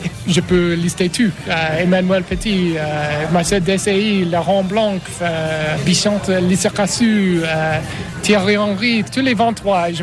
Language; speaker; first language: French; non-native, learner; English